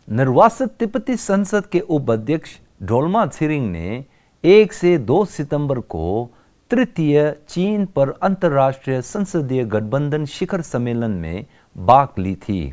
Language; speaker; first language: Hindi; non-native, local second language; Tibetan